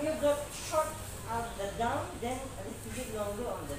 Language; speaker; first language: English; non-native, learner; Filipino